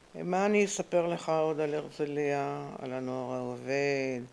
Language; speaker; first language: Hebrew; native; Hebrew